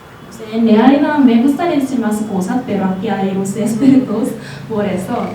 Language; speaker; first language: Spanish; non-native, learner; Korean